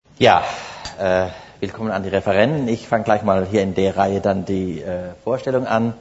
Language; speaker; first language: German; native; German